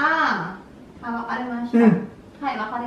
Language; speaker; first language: Japanese; non-native, learner; Filipino